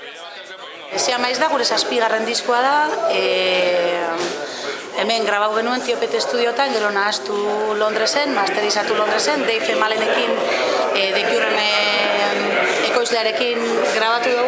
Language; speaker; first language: Basque; native; Basque